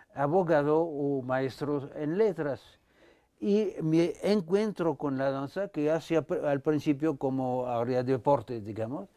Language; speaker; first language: Spanish; non-native, fluent; French